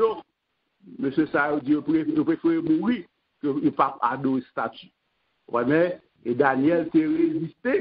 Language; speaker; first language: French; non-native, local second language; Haitian Creole